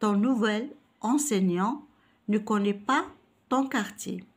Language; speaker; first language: French; non-native, local second language; Arabic